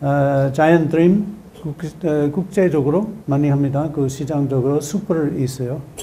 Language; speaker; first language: Korean; non-native, learner; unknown